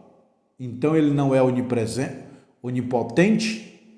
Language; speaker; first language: Portuguese; native; Portuguese